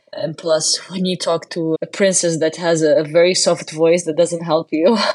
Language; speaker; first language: English; non-native, fluent; Arabic